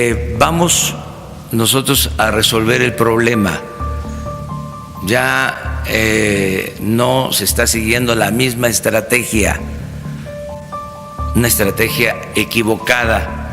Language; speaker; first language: Spanish; native; Spanish